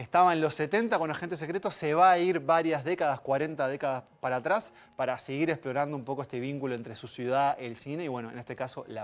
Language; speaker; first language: Spanish; native; Spanish